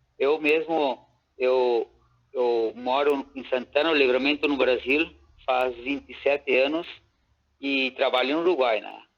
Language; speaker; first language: Portuguese; native; Portuguese